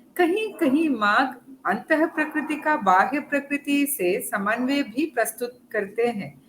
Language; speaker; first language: Hindi; non-native, fluent; Sinhala